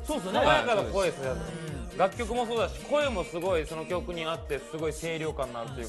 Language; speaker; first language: Japanese; native; Japanese